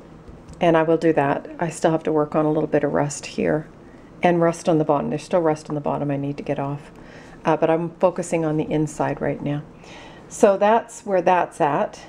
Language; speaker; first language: English; native; English